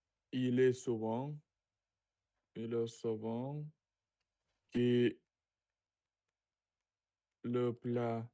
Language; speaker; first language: French; non-native, learner; Russian